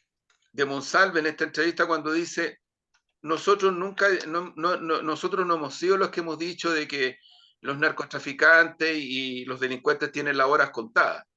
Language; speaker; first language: Spanish; native; Spanish